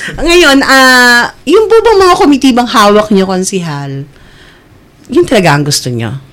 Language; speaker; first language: Filipino; native; Filipino